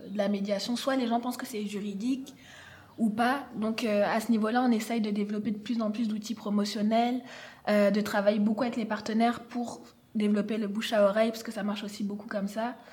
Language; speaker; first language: French; native; French